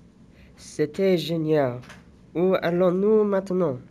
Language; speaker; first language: French; non-native, learner; English